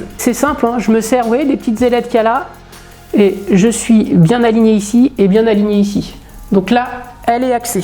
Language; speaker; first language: French; native; French